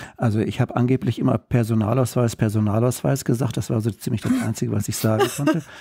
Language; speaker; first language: German; native; German